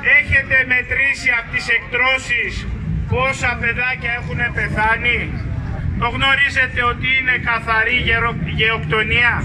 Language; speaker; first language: Greek; non-native, fluent; Armenian